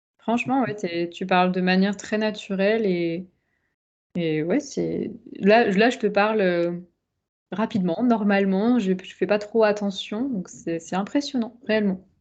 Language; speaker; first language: French; native; French